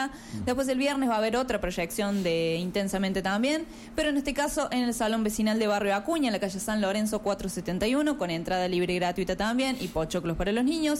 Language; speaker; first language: Spanish; native; Spanish